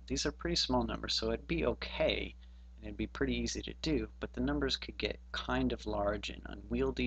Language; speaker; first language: English; native; English